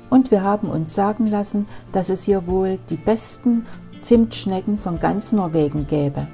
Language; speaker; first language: German; native; German